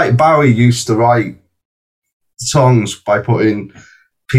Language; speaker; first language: English; native; English